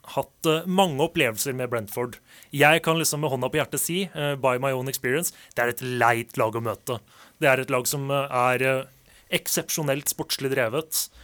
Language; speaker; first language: Norwegian; non-native, fluent; Portuguese